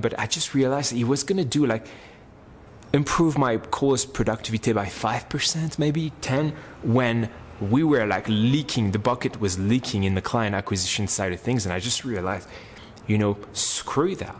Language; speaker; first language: English; non-native, fluent; French